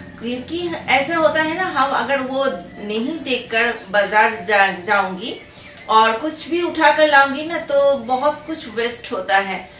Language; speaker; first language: Hindi; non-native, local second language; Bangla